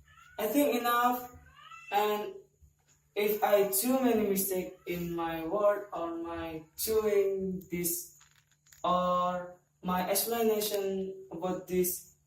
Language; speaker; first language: English; non-native, learner; Indonesian